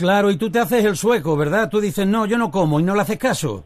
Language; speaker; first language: Spanish; native; Spanish